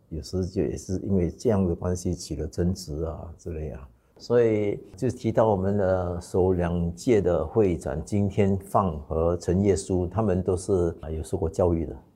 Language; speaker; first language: Chinese; non-native, local second language; Wu Chinese